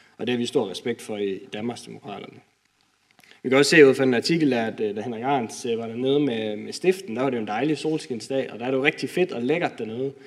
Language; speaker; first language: Danish; native; Danish